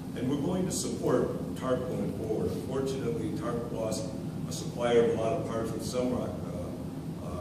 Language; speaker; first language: English; native; English